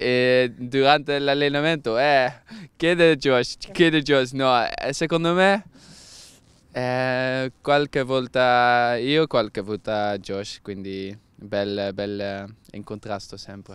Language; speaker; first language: Italian; non-native, learner; Dutch